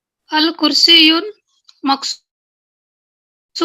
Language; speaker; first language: Arabic; non-native, learner; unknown